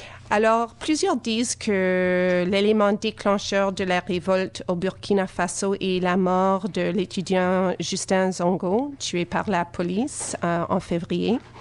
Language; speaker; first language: French; native; French